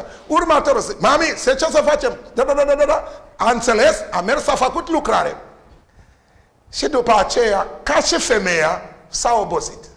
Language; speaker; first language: Romanian; non-native, learner; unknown